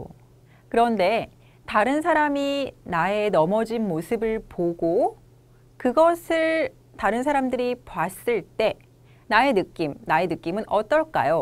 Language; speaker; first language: Korean; native; Korean